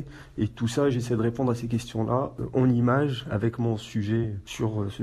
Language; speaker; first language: French; non-native, local second language; Arabic